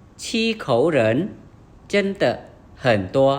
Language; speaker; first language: Chinese; non-native, fluent; Khmer